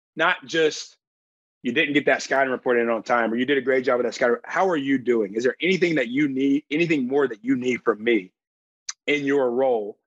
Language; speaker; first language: English; native; English